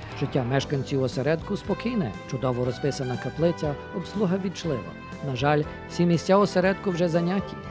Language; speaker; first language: Ukrainian; early bilingual, heritage; Ukrainian